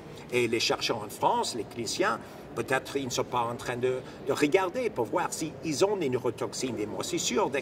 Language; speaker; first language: French; non-native, fluent; English